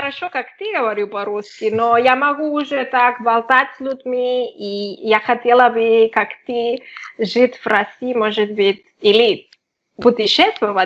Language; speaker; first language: Russian; non-native, learner; Catalan